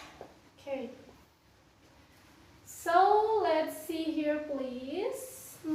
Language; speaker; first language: English; non-native, fluent; Indonesian